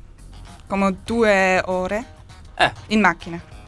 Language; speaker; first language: Italian; non-native, learner; German